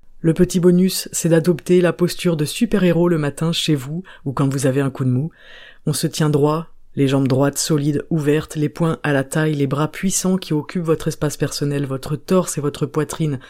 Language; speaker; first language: French; native; French